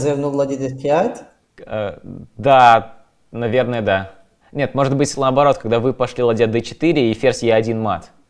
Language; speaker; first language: Russian; native; Russian